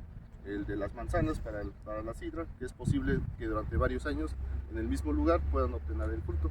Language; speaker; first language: Spanish; native; Spanish